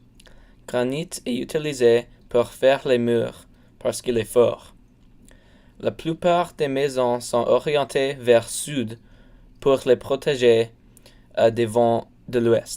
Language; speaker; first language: French; non-native, learner; English